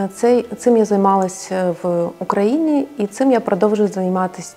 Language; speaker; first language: Ukrainian; non-native, local second language; Russian